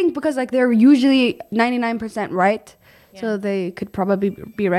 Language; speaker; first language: English; non-native, fluent; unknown